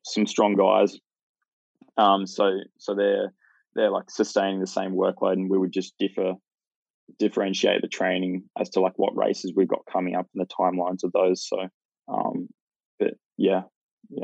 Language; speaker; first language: English; native; English